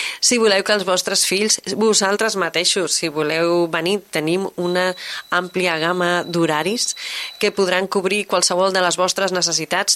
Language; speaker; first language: Catalan; native; Catalan